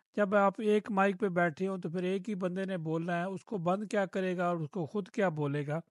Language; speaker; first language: Urdu; non-native, local second language; Punjabi